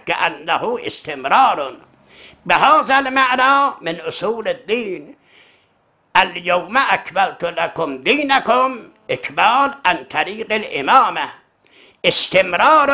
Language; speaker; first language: Arabic; non-native, fluent; Azerbaijani